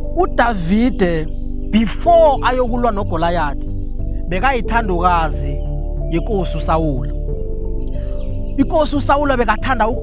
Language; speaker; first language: Zulu; non-native, local second language; South Ndebele